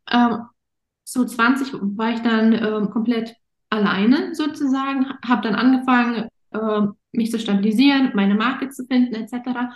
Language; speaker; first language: German; early bilingual, other home language; Russian